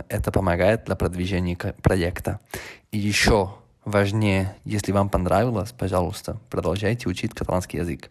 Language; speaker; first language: Russian; non-native, fluent; Catalan